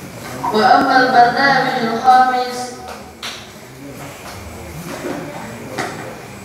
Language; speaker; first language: Arabic; non-native, fluent; Indonesian